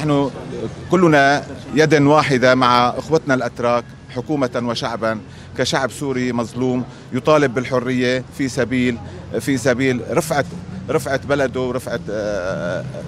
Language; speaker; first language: Arabic; native; Arabic